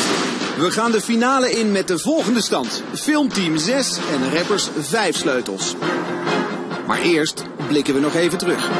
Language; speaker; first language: Dutch; native; Dutch